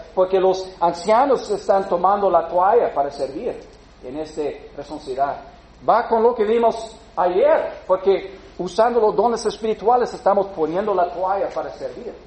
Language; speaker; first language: Spanish; non-native, fluent; English